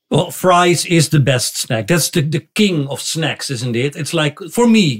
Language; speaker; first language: English; non-native, fluent; Dutch